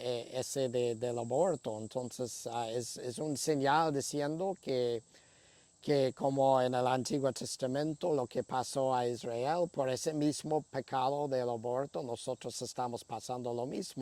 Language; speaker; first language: Spanish; non-native, fluent; English